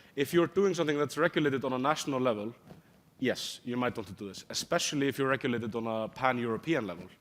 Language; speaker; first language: English; non-native, fluent; Icelandic